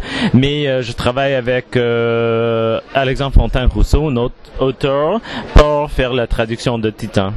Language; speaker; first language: French; non-native, learner; English